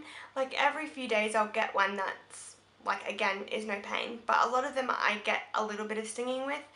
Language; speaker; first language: English; native; English